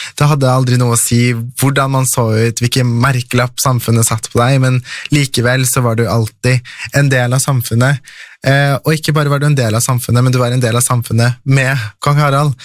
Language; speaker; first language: Norwegian; early bilingual, other home language; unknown